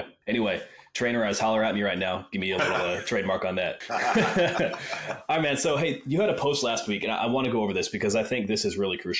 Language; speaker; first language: English; native; English